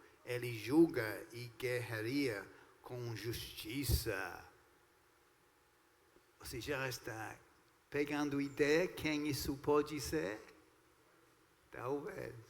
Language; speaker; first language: Portuguese; non-native, fluent; English